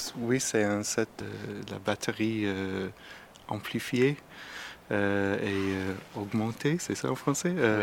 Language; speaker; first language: French; non-native, learner; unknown